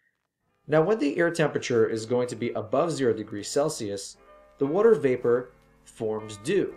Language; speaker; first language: English; native; English